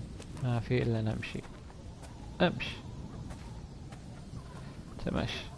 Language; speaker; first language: Arabic; native; Arabic